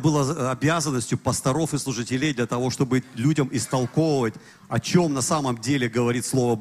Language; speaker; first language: Russian; native; Russian